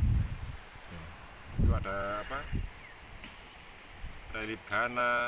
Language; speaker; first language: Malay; non-native, local second language; Javanese